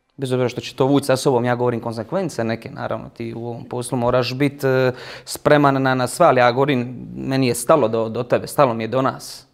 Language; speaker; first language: Croatian; native; Croatian